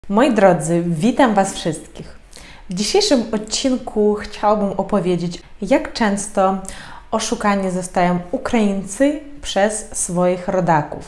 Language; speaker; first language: Polish; non-native, fluent; Ukrainian